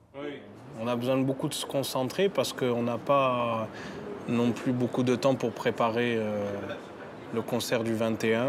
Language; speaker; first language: French; native; French